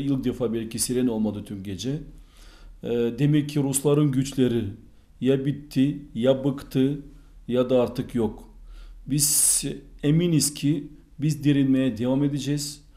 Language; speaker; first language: Turkish; non-native, fluent; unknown